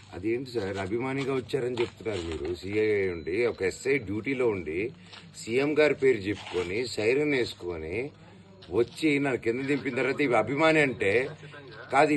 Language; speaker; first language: Telugu; native; Telugu